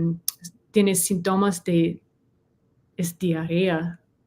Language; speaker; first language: Spanish; non-native, learner; English